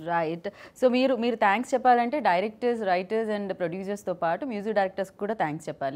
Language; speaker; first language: Telugu; native; Telugu